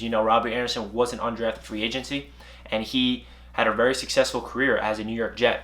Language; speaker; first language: English; native; English